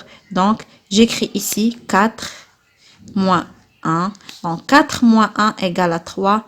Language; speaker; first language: French; non-native, local second language; Arabic